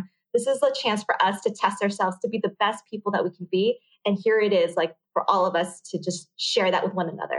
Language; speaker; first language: English; early bilingual, other home language; Vietnamese